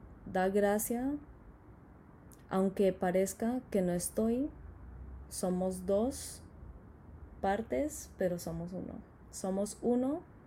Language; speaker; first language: Spanish; early bilingual, heritage; Spanish